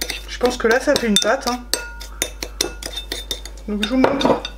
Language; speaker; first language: French; native; French